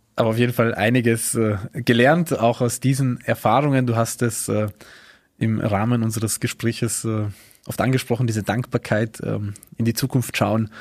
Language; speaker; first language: German; native; German